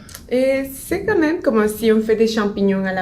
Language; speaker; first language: French; non-native, learner; Spanish